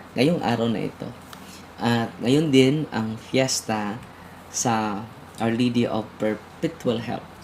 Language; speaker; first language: Filipino; non-native, local second language; Cebuano